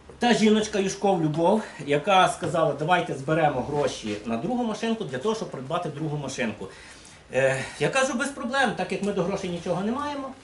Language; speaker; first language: Ukrainian; native; Ukrainian